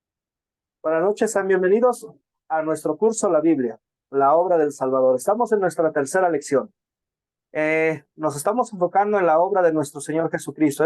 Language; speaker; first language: Spanish; native; Spanish